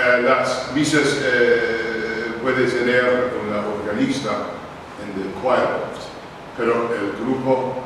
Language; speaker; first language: Spanish; non-native, learner; English